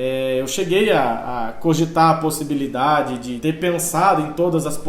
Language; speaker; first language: Portuguese; native; Portuguese